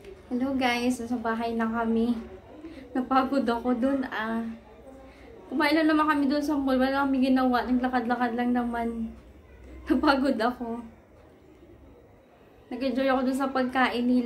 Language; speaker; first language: Filipino; non-native, local second language; Hiligaynon